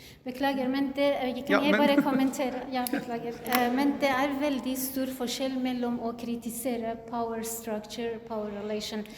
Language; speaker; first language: Norwegian; non-native, learner; Kurdish